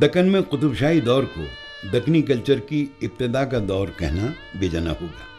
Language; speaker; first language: Urdu; native; Urdu